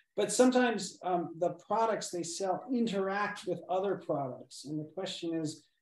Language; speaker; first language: English; native; English